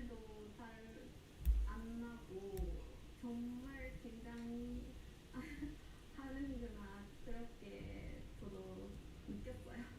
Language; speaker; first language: Korean; non-native, fluent; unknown